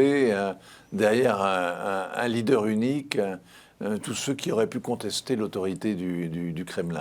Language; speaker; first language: French; native; French